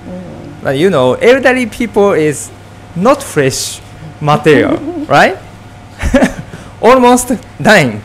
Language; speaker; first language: English; non-native, fluent; Japanese